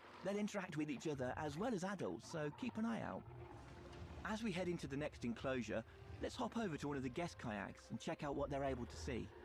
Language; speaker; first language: English; native; English